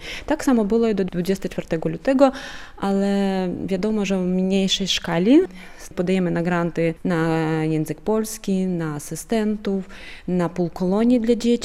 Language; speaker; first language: Polish; non-native, fluent; Ukrainian